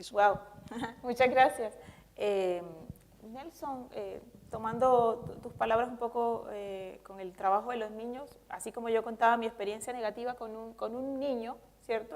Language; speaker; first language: Spanish; native; Spanish